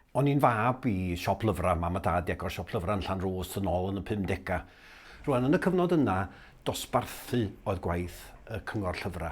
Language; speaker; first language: Welsh; native; Welsh